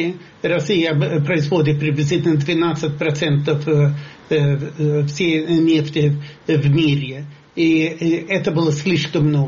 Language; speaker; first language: Russian; non-native, fluent; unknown